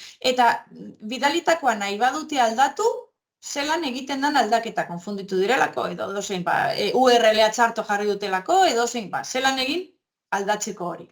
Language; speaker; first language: Basque; native; Basque